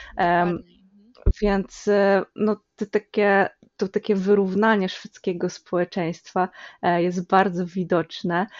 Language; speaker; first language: Polish; native; Polish